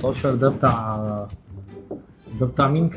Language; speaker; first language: Arabic; native; Arabic